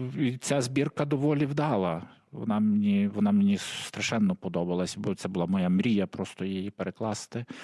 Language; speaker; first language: Ukrainian; native; Ukrainian